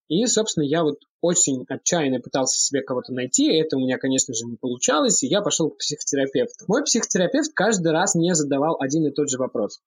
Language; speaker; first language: Russian; early bilingual, heritage; Russian